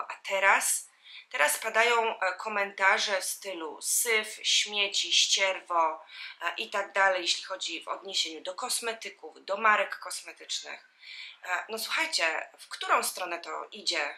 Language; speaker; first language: Polish; native; Polish